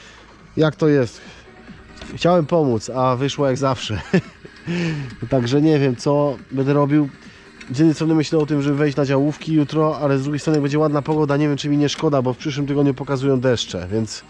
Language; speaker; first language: Polish; native; Polish